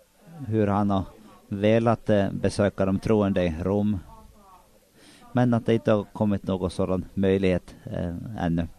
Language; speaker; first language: Swedish; non-native, local second language; Finnish